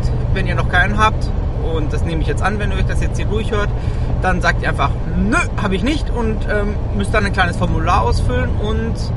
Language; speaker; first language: German; native; German